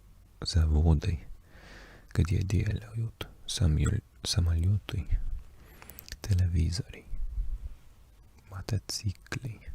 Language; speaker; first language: Russian; non-native, learner; English